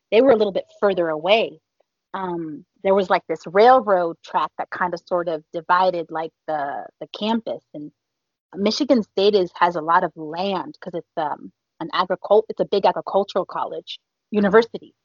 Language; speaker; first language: English; early bilingual, other home language; Spanish